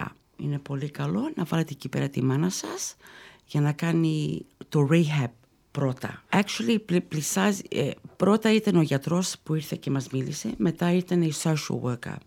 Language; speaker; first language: Greek; early bilingual, heritage; Greek